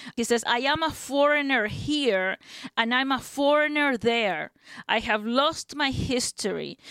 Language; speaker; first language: English; non-native, fluent; Spanish